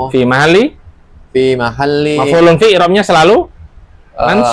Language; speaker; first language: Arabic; non-native, fluent; Indonesian